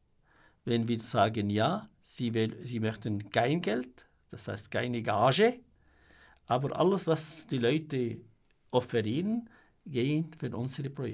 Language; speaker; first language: German; non-native, fluent; Arabic